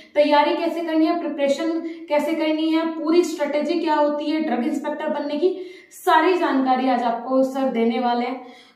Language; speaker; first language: Hindi; native; Hindi